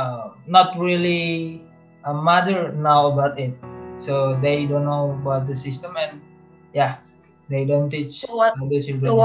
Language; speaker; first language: English; non-native, learner; Indonesian